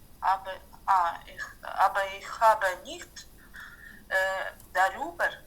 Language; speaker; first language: German; non-native, learner; Ukrainian